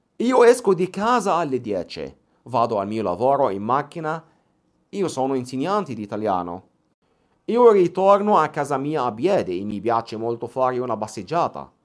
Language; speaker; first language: Italian; non-native, fluent; Arabic